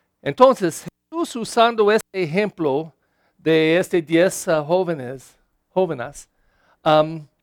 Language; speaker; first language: Spanish; non-native, learner; English